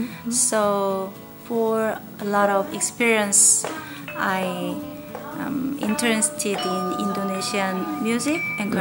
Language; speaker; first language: English; non-native, learner; Korean